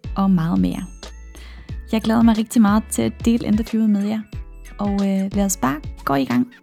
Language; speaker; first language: Danish; non-native, fluent; German